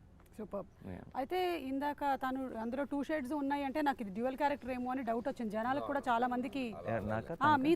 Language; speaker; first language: Telugu; native; Telugu